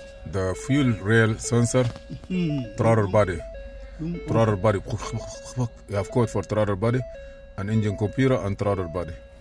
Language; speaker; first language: English; non-native, fluent; Arabic